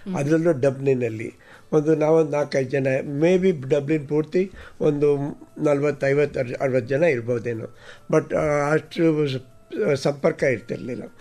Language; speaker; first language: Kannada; native; Kannada